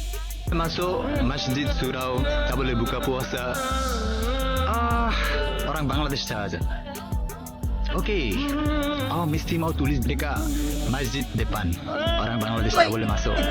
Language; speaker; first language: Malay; non-native, learner; Bangla